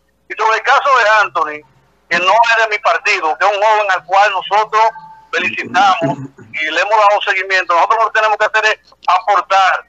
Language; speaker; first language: Spanish; native; Spanish